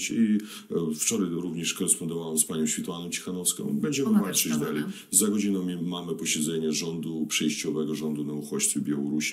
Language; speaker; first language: Polish; non-native, fluent; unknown